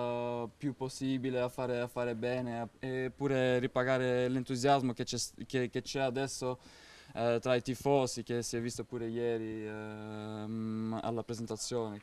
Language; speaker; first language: Italian; non-native, fluent; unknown